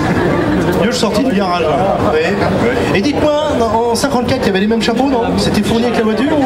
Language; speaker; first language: French; native; French